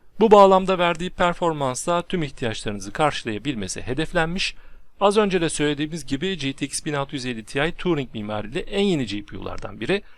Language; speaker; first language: Turkish; native; Turkish